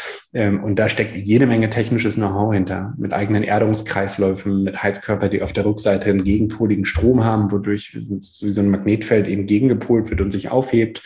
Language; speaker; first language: German; native; German